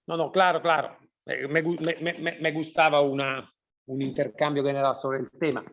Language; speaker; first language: Spanish; non-native, fluent; Italian